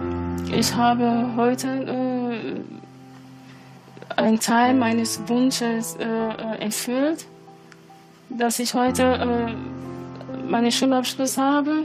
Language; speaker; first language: German; non-native, fluent; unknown